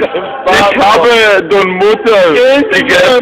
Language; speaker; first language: German; non-native, learner; English